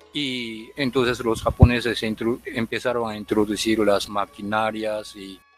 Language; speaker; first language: Spanish; non-native, fluent; Japanese